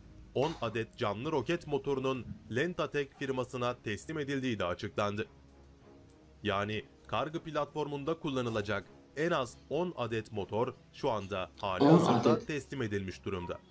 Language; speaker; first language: Turkish; native; Turkish